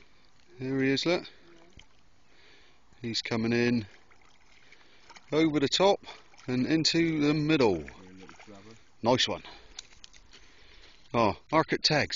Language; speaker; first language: English; native; English